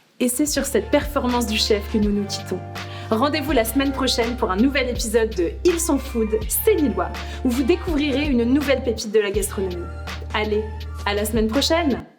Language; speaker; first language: French; native; French